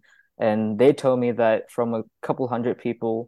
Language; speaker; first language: English; non-native, local second language; Malay